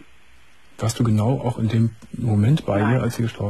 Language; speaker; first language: German; native; German